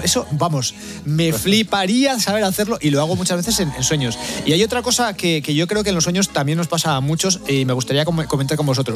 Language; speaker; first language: Spanish; native; Spanish